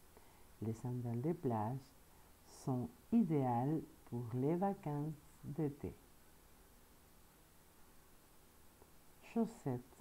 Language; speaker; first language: French; non-native, fluent; Spanish